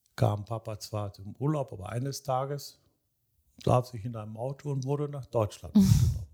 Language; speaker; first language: German; early bilingual, other home language; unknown